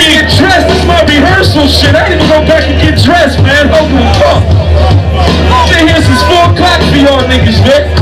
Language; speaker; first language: English; native; English